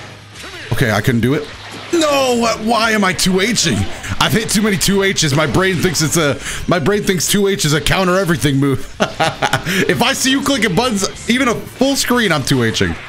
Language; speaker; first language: English; native; English